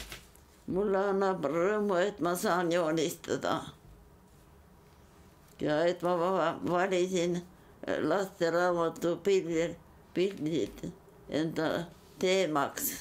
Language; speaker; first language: Estonian; non-native, local second language; Yiddish